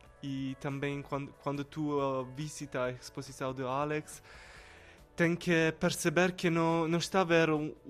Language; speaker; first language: Portuguese; non-native, learner; Italian